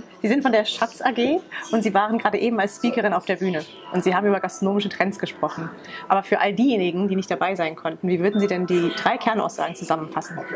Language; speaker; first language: German; native; German